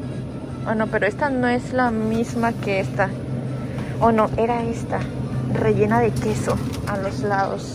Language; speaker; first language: Spanish; native; Spanish